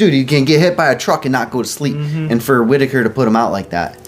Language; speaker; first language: English; native; English